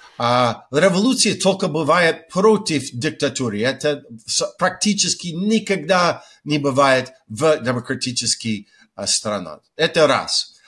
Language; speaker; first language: Russian; non-native, fluent; English